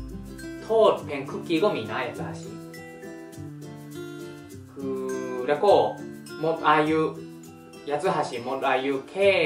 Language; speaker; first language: Thai; non-native, fluent; Japanese